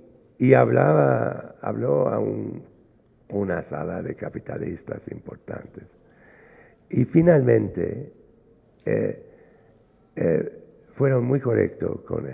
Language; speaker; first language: Spanish; non-native, fluent; English